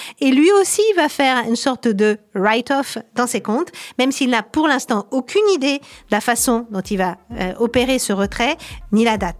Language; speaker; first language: French; native; French